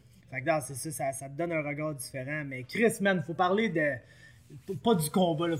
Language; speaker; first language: French; native; French